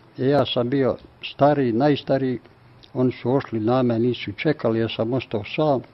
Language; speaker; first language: Serbian; native; Serbian